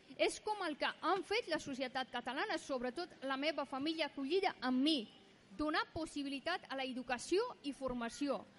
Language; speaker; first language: Catalan; non-native, fluent; Persian